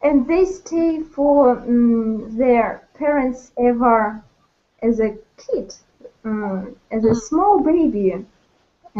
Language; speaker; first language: English; non-native, learner; Russian